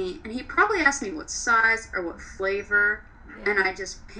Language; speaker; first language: English; early bilingual, other home language; Polish